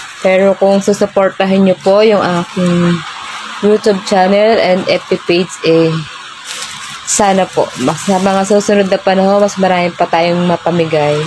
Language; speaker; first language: Filipino; native; Filipino